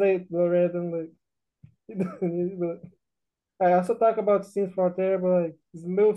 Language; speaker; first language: English; non-native, fluent; Portuguese